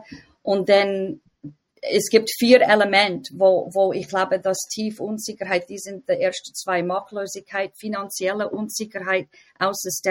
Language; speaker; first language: German; non-native, fluent; English